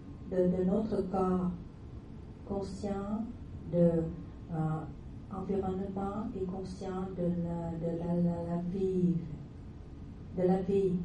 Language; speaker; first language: French; non-native, learner; Vietnamese